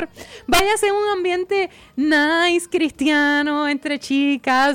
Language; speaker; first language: Spanish; native; Spanish